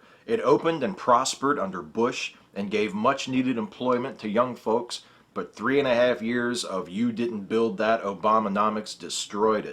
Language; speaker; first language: English; native; English